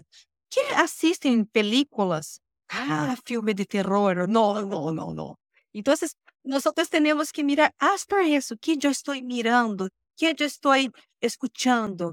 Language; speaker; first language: Spanish; non-native, learner; Portuguese